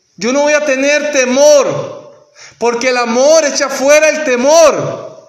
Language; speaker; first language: Spanish; native; Spanish